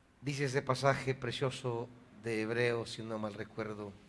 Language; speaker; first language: Spanish; native; Spanish